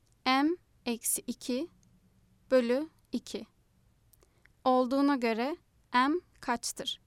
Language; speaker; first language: Turkish; native; Turkish